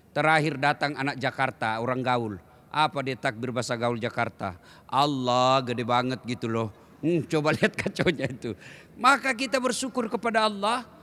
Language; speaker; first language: Indonesian; native; Indonesian